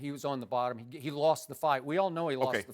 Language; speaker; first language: English; native; English